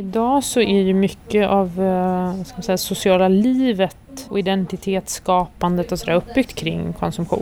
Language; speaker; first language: Swedish; native; Swedish